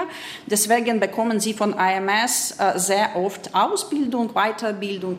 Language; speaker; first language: German; non-native, fluent; Ukrainian